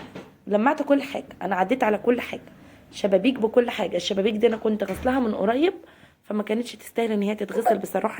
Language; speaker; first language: Arabic; native; Arabic